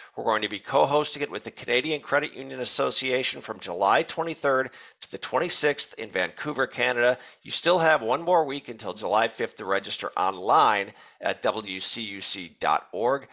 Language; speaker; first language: English; native; English